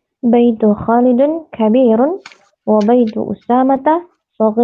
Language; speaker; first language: Arabic; non-native, learner; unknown